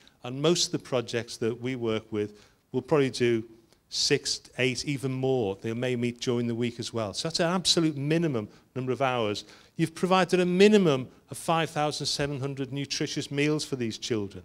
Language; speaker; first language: English; native; English